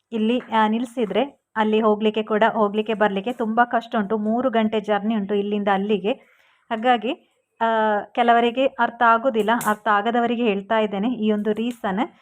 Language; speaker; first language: Kannada; non-native, local second language; Tulu